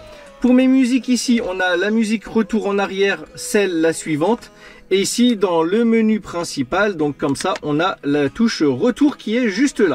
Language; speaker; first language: French; native; French